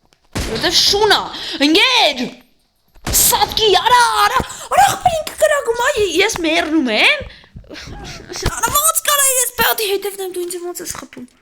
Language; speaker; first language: Armenian; native; Armenian